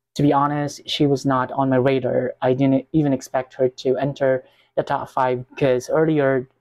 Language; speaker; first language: English; non-native, local second language; Hiligaynon